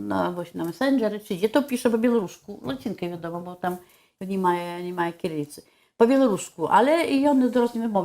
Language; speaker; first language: Polish; non-native, local second language; Belarusian